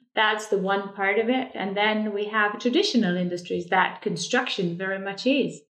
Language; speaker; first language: English; non-native, fluent; Estonian